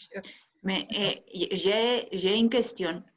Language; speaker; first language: French; non-native, learner; Spanish